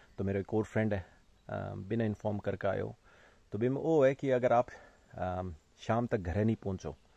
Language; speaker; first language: Hindi; native; Hindi